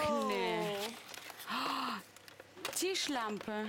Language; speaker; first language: German; non-native, fluent; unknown